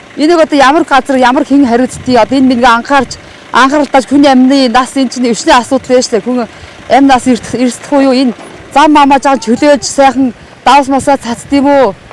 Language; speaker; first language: Mongolian; native; Mongolian